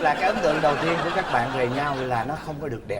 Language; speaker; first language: Vietnamese; native; Vietnamese